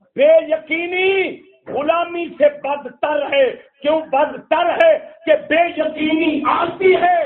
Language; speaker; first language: Urdu; non-native, local second language; Punjabi